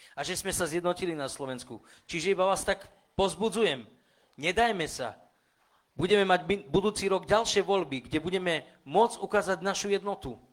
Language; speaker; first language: Slovak; non-native, local second language; Romany